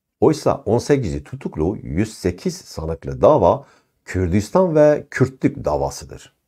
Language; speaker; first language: Turkish; non-native, local second language; Kurdish